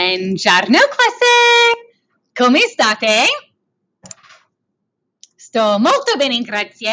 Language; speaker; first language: Italian; non-native, learner; English